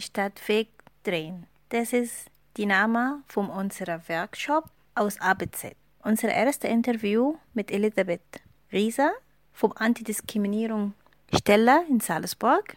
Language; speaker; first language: German; non-native, learner; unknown